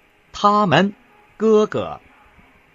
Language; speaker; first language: Chinese; non-native, learner; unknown